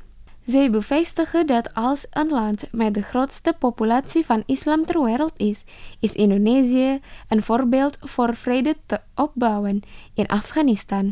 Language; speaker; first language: Dutch; non-native, fluent; Indonesian